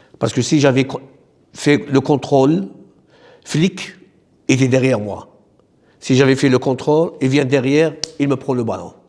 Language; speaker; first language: French; non-native, local second language; Arabic